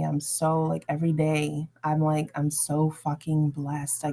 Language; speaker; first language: English; native; English